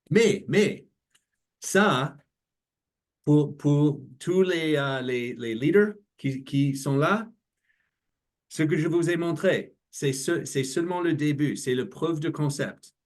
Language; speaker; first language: French; non-native, learner; English